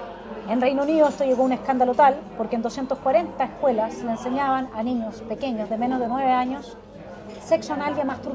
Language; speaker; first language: Spanish; native; Spanish